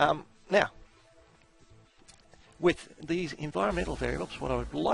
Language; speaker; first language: English; native; English